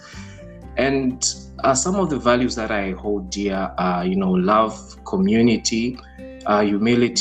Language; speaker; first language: English; non-native, local second language; Bemba